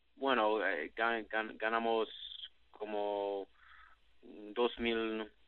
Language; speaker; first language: Spanish; non-native, learner; English